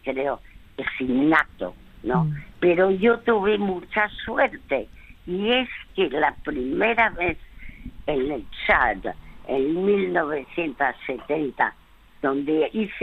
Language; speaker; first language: Spanish; early bilingual, other home language; French